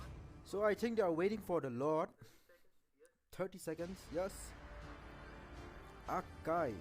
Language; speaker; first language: English; non-native, local second language; Khasi